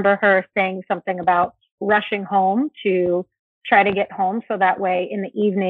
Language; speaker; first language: English; early bilingual, other home language; Spanish